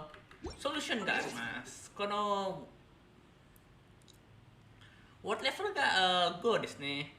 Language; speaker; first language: Japanese; non-native, learner; Indonesian